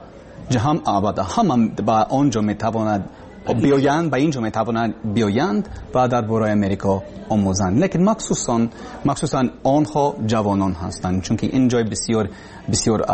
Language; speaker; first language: Persian; non-native, learner; English